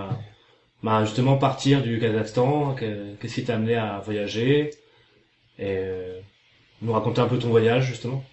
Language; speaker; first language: French; native; French